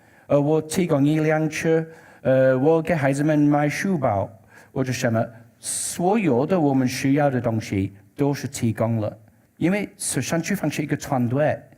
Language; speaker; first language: Chinese; non-native, learner; English